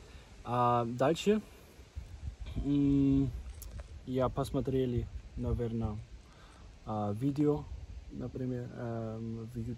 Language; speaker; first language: Russian; non-native, learner; German